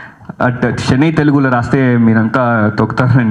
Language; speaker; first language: Telugu; early bilingual, heritage; Telugu